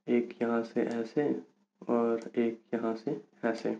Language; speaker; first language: Hindi; native; Hindi